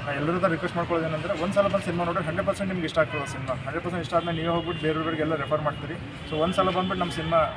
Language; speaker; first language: Kannada; native; Kannada